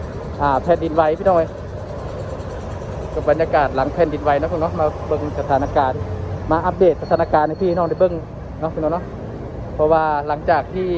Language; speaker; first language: Thai; non-native, local second language; Lao